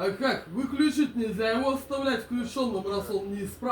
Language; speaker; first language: Russian; native; Russian